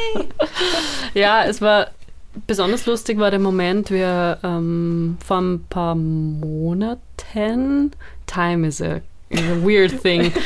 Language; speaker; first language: German; native; German